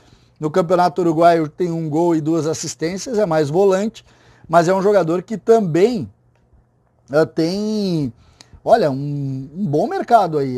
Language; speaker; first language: Portuguese; native; Portuguese